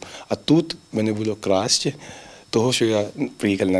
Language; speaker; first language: Ukrainian; non-native, learner; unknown